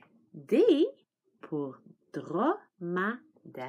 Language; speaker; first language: French; non-native, fluent; English